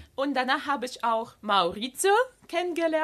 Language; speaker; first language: German; non-native, fluent; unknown